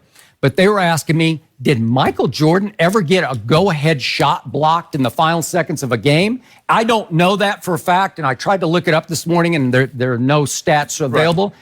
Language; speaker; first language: English; native; English